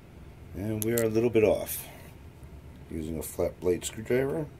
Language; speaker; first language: English; native; English